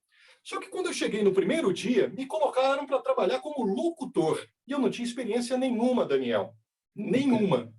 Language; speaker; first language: Portuguese; native; Portuguese